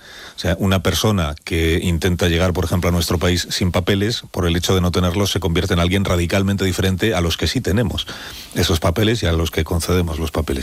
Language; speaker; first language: Spanish; native; Spanish